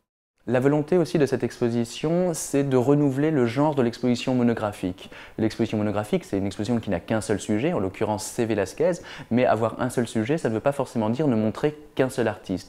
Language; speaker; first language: French; native; French